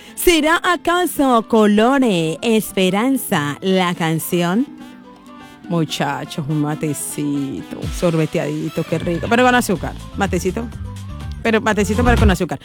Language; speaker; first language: Spanish; native; Spanish